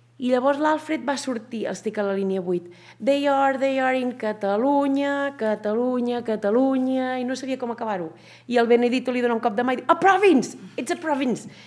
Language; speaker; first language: Catalan; native; Catalan